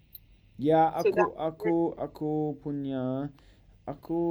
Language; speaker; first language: Indonesian; non-native, learner; English